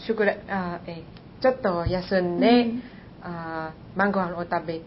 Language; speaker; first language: Japanese; non-native, learner; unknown